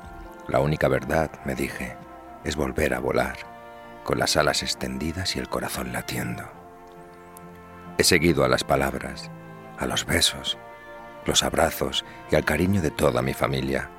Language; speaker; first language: Spanish; native; Spanish